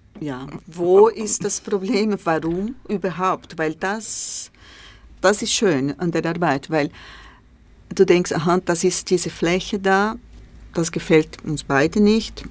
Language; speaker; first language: German; non-native, learner; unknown